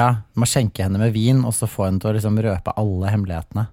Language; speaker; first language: Norwegian; native; Norwegian